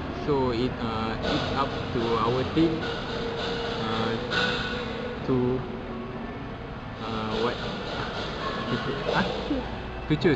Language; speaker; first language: English; non-native, local second language; Malay